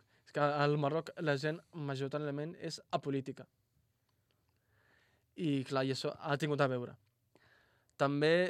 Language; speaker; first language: Catalan; non-native, fluent; Arabic